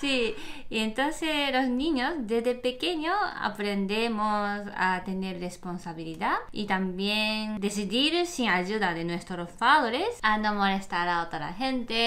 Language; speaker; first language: Spanish; non-native, learner; Japanese